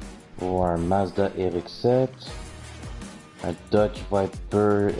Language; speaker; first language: French; native; French